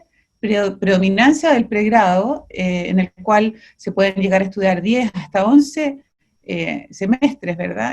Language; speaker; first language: Spanish; native; Spanish